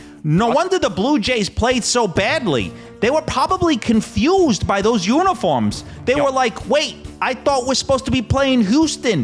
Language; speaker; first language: English; native; English